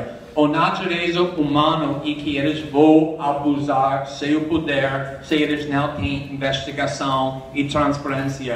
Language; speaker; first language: Portuguese; non-native, fluent; English